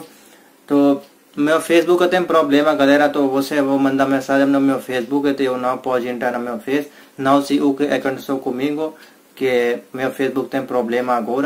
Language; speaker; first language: Portuguese; non-native, learner; Hindi